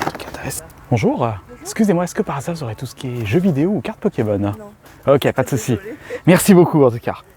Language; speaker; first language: French; native; French